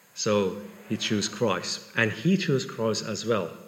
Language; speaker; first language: English; non-native, fluent; Persian